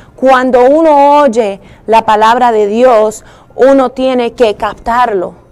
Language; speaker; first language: Spanish; early bilingual, heritage; Spanish